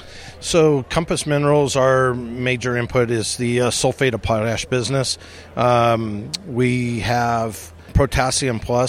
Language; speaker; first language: English; native; English